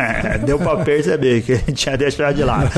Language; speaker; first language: Portuguese; native; Portuguese